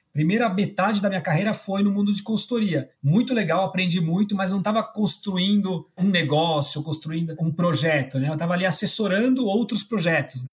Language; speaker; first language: Portuguese; early bilingual, other home language; Spanish